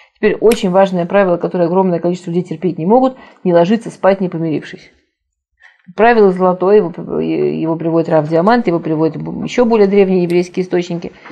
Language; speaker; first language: Russian; native; Russian